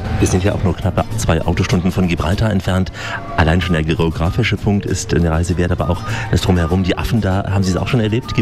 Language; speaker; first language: German; native; German